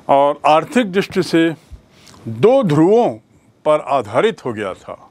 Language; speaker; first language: Hindi; native; Hindi